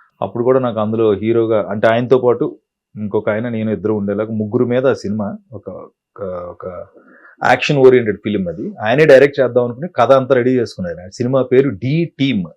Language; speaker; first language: Telugu; native; Telugu